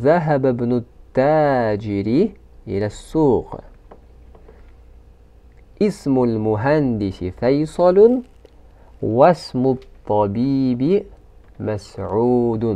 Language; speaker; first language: Arabic; non-native, fluent; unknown